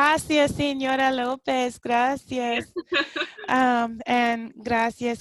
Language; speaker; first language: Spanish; non-native, learner; English